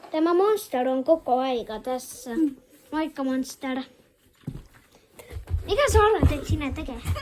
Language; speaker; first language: Finnish; non-native, learner; Estonian